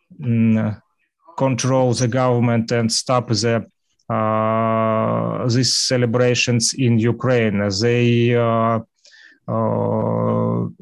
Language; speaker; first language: English; non-native, learner; Russian